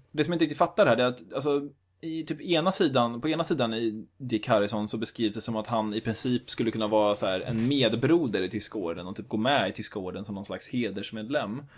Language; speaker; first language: Swedish; native; Swedish